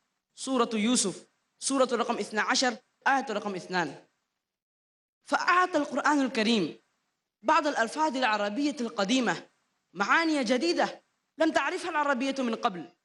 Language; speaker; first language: Arabic; non-native, learner; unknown